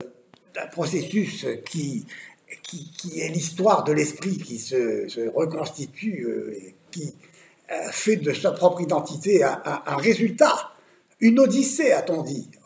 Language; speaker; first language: French; native; French